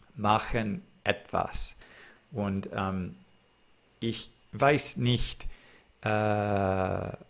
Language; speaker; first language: German; non-native, learner; English